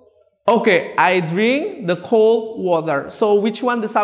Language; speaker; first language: English; non-native, fluent; Indonesian